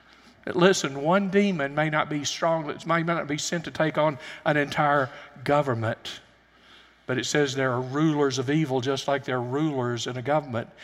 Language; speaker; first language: English; native; English